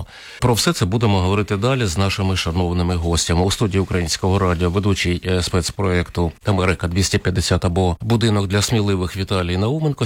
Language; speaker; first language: Ukrainian; native; Ukrainian